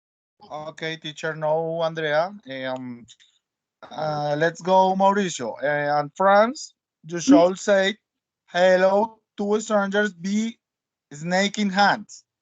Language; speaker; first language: English; non-native, learner; Spanish